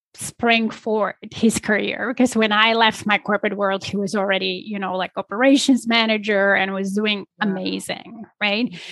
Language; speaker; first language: English; non-native, fluent; Polish